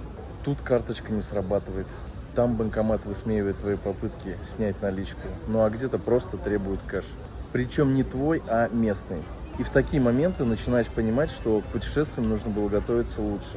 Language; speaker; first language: Russian; native; Russian